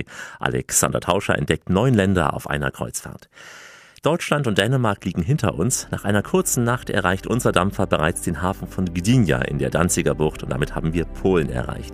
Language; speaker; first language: German; native; German